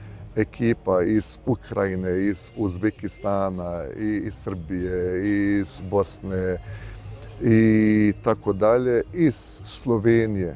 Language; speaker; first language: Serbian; early bilingual, heritage; Bosnian